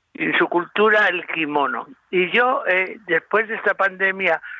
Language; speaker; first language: Spanish; native; Spanish